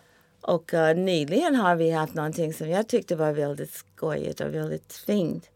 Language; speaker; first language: Swedish; non-native, fluent; English